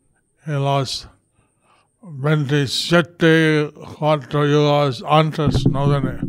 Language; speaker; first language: Spanish; non-native, learner; English